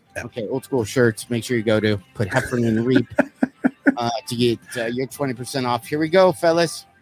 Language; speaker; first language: English; native; English